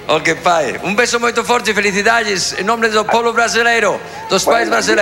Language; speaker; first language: Portuguese; non-native, fluent; Spanish